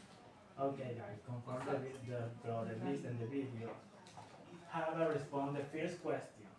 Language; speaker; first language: English; non-native, learner; Spanish